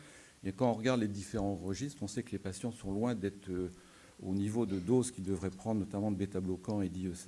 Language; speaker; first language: French; native; French